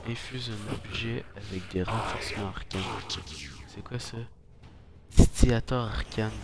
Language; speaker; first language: French; native; French